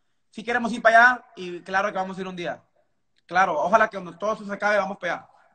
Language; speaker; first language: Spanish; early bilingual, heritage; Spanish